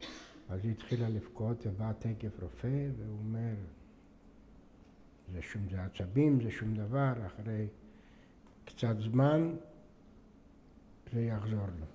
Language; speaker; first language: Hebrew; non-native, fluent; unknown